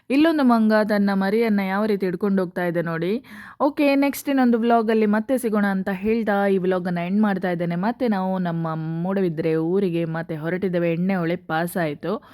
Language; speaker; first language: Kannada; non-native, local second language; Konkani